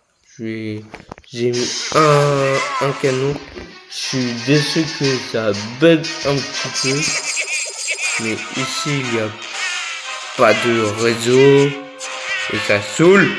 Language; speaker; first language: French; native; French